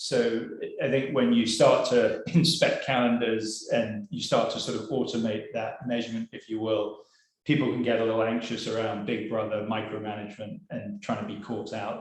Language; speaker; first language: English; native; English